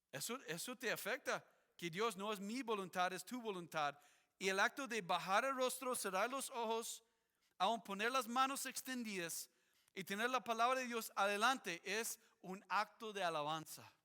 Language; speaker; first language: Spanish; non-native, fluent; English